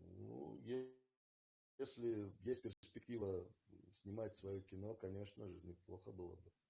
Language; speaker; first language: Russian; native; Russian